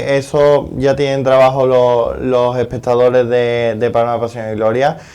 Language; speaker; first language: Spanish; native; Spanish